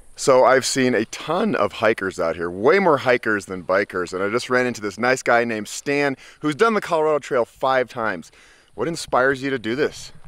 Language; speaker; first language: English; native; English